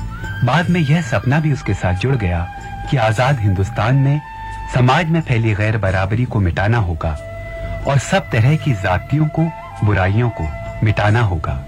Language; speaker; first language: Hindi; native; Hindi